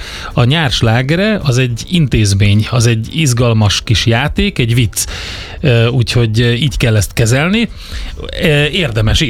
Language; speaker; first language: Hungarian; native; Hungarian